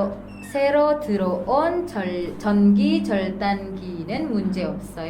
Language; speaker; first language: Korean; non-native, fluent; Indonesian